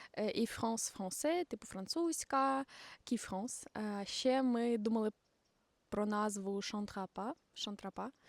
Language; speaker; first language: Ukrainian; non-native, local second language; Russian